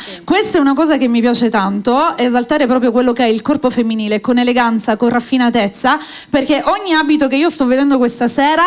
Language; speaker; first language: Italian; native; Italian